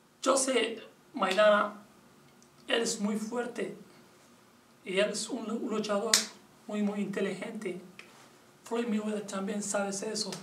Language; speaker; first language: Spanish; non-native, learner; Portuguese